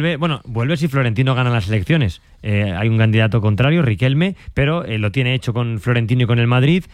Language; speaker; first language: Spanish; native; Spanish